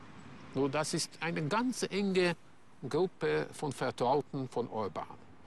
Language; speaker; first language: German; non-native, fluent; Hungarian